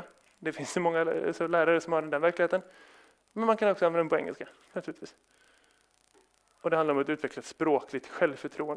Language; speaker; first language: Swedish; native; Swedish